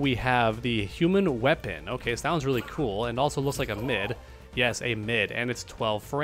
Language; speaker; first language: English; native; English